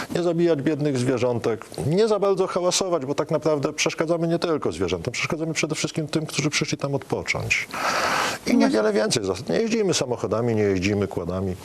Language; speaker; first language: Polish; native; Polish